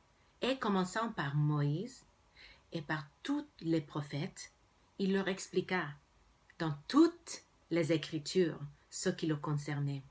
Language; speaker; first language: French; non-native, fluent; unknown